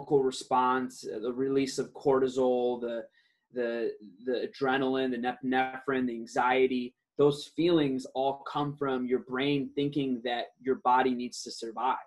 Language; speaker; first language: English; early bilingual, other home language; Aramaic